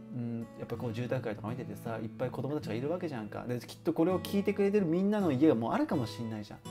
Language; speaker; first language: Japanese; native; Japanese